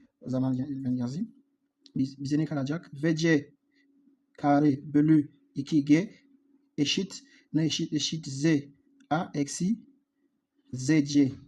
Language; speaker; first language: Turkish; non-native, learner; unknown